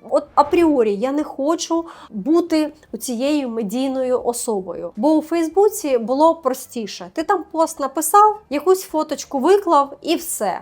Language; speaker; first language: Ukrainian; native; Ukrainian